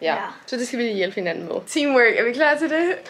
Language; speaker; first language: Danish; native; Danish